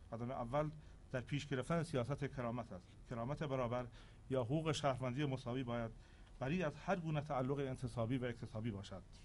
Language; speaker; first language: Persian; non-native, local second language; Central Kurdish